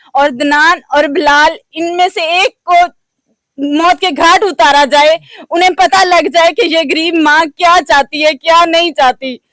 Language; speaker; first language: Urdu; non-native, local second language; Punjabi